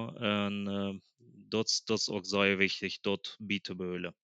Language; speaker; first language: German; early bilingual, other home language; Plautdietsch